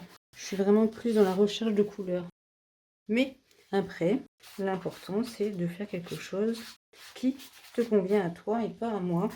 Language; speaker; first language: French; native; French